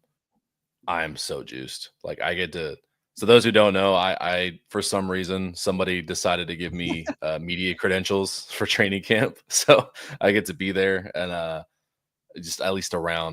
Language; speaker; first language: English; native; English